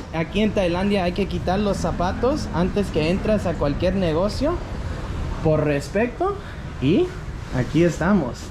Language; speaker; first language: Spanish; early bilingual, heritage; Spanish